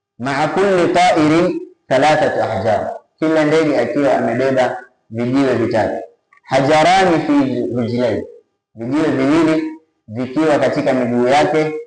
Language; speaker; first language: Swahili; native; Swahili